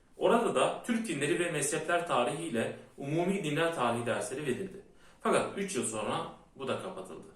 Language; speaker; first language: Turkish; early bilingual, heritage; Turkish